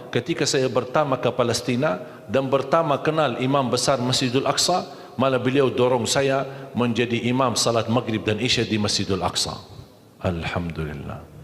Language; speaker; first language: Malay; non-native, fluent; Arabic